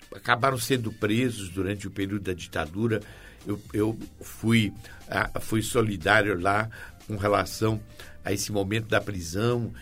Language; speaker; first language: Portuguese; native; Portuguese